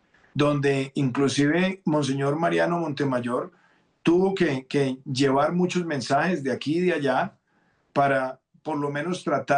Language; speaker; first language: Spanish; native; Spanish